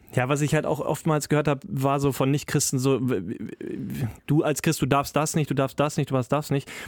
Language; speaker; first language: German; native; German